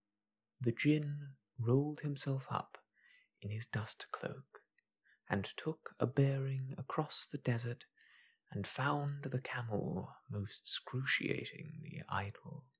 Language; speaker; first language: English; native; English